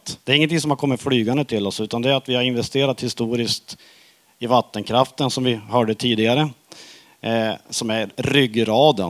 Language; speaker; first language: Swedish; native; Swedish